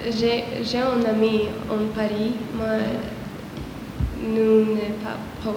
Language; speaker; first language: French; non-native, learner; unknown